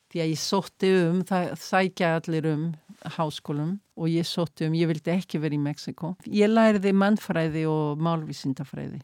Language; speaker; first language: Icelandic; early bilingual, heritage; Icelandic